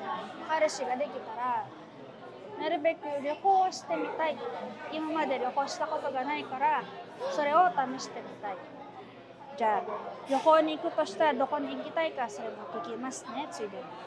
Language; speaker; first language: Japanese; non-native, fluent; Filipino